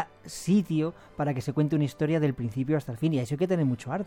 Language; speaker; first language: Spanish; native; Spanish